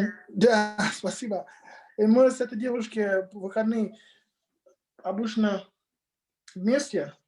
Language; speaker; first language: Russian; non-native, fluent; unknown